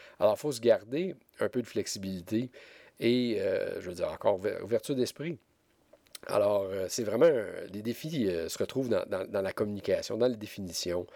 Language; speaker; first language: French; native; French